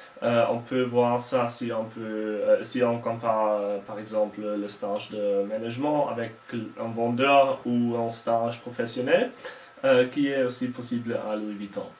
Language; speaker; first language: French; non-native, learner; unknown